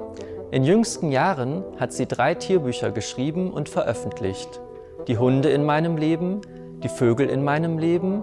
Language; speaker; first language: German; native; German